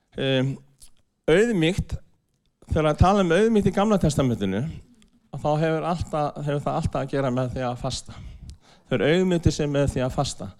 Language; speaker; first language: Icelandic; non-native, fluent; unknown